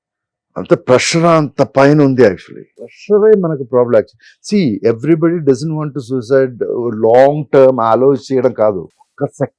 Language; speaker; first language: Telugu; non-native, fluent; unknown